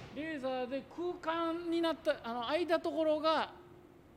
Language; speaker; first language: Japanese; native; Japanese